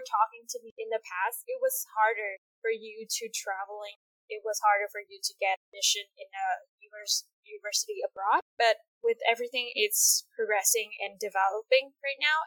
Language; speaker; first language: English; non-native, fluent; Vietnamese